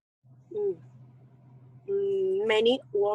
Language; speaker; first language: English; non-native, learner; Spanish